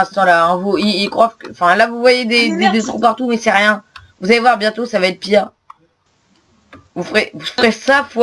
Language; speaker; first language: French; native; French